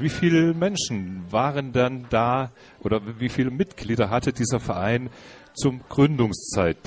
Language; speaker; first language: German; native; German